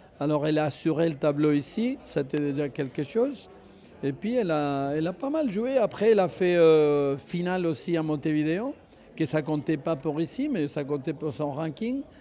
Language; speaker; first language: French; non-native, fluent; Spanish